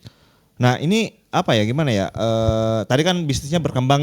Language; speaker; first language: Indonesian; native; Indonesian